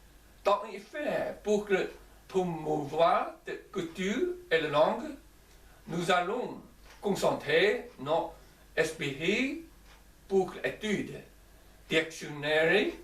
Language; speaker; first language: French; non-native, learner; Chinese